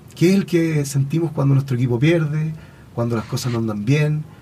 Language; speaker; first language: Spanish; native; Spanish